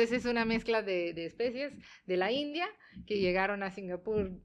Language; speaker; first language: Spanish; non-native, fluent; Tamil